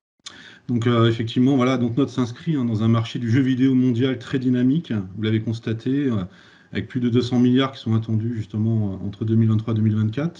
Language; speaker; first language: French; native; French